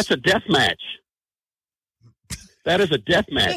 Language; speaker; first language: English; native; English